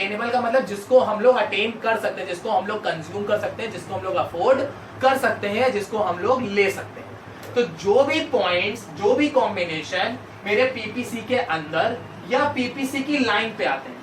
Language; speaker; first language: Hindi; native; Hindi